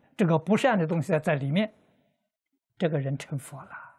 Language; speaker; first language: Chinese; native; Chinese